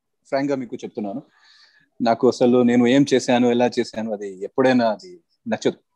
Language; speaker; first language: Telugu; non-native, local second language; Hindi